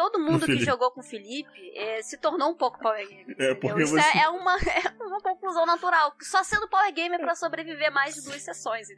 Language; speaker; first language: Portuguese; native; Portuguese